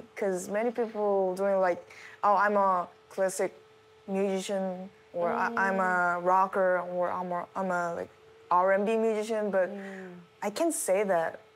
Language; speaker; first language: English; non-native, learner; Korean